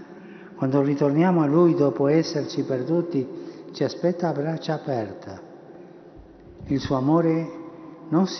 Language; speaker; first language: Italian; early bilingual, heritage; Spanish